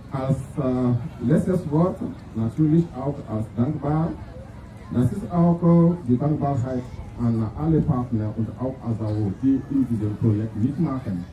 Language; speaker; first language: German; non-native, fluent; French